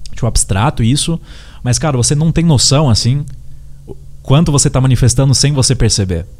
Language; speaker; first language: Portuguese; early bilingual, heritage; Portuguese